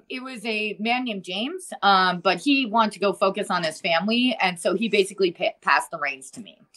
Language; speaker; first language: English; native; English